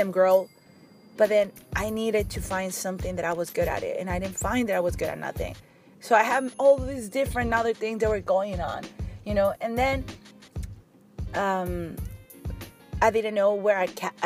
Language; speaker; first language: English; non-native, fluent; Spanish